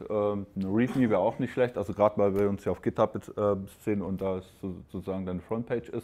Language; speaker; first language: German; native; German